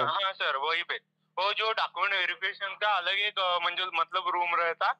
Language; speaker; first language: Hindi; non-native, local second language; Marathi